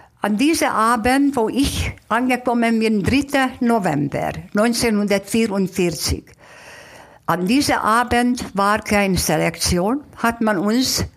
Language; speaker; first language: German; non-native, fluent; Hungarian